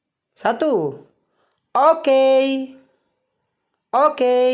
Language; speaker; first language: English; non-native, fluent; Indonesian